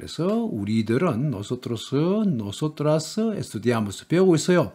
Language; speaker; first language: Spanish; non-native, learner; Korean